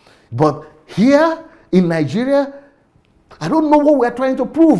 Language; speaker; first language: English; non-native, local second language; Yoruba